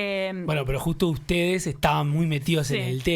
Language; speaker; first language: Spanish; native; Spanish